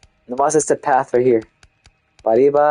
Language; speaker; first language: Spanish; non-native, learner; English